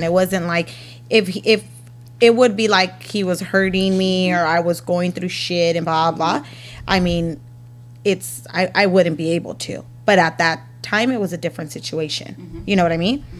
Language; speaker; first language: English; native; English